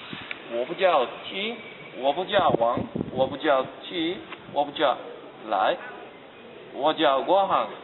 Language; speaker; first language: Chinese; non-native, learner; Danish